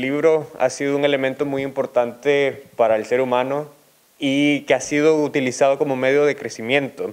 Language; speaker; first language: Spanish; native; Spanish